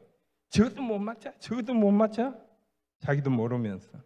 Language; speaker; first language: Korean; native; Korean